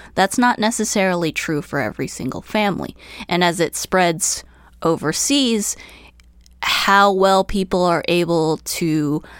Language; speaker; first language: English; early bilingual, other home language; Chinese